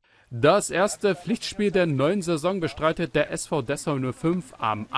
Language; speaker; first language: German; native; German